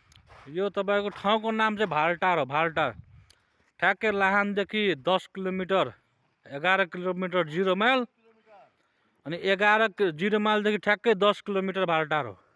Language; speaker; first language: Nepali; non-native, local second language; Maithili